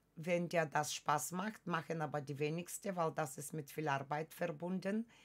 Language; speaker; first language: German; non-native, fluent; Bulgarian